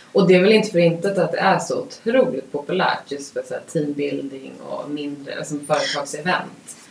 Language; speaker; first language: Swedish; native; Swedish